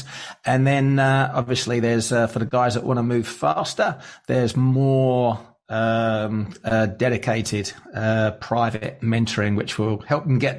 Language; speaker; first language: English; native; English